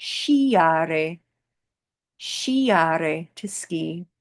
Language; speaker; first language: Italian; non-native, fluent; English